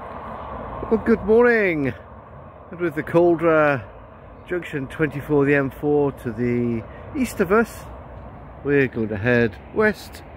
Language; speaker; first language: English; native; English